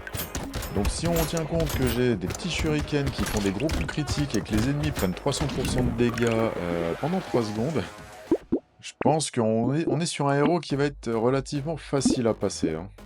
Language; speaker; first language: French; native; French